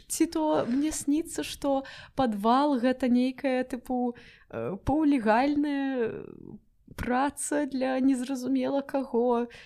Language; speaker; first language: Belarusian; non-native, local second language; Russian